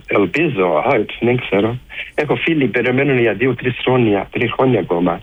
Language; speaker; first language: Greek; early bilingual, heritage; English